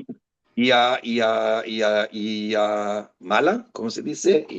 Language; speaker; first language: Spanish; non-native, fluent; Hebrew